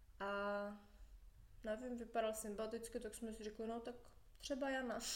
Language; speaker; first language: Czech; native; Czech